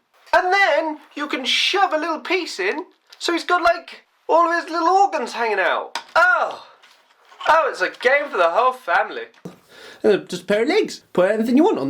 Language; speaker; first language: English; native; English